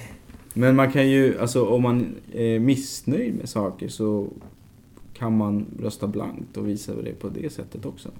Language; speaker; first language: Swedish; native; Swedish